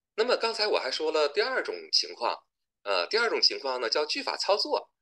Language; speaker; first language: Chinese; native; Chinese